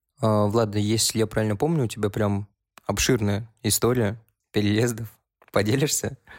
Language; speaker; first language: Russian; native; Russian